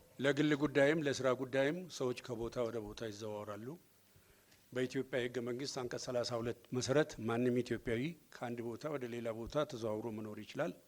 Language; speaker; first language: Amharic; non-native, local second language; Oromo